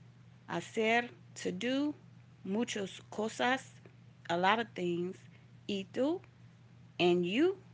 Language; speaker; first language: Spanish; non-native, learner; English